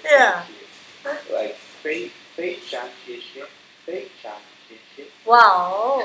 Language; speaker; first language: English; non-native, learner; Chinese